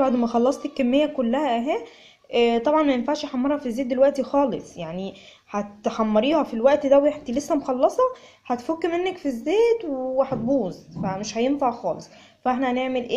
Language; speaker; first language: Arabic; native; Arabic